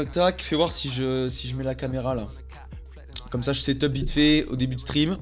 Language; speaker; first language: French; native; French